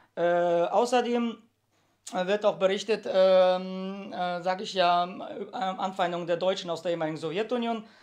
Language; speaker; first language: German; early bilingual, heritage; Russian